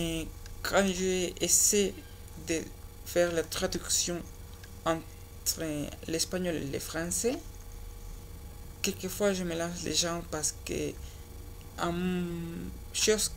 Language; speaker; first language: French; non-native, learner; Spanish